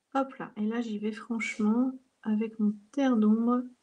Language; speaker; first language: French; native; French